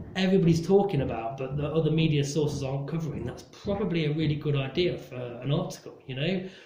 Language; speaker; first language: English; native; English